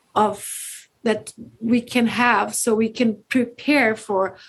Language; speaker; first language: English; non-native, fluent; Portuguese